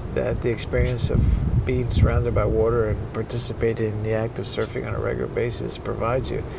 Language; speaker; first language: English; early bilingual, other home language; Spanish